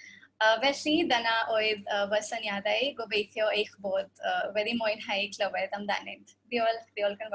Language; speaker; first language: Welsh; non-native, fluent; Hindi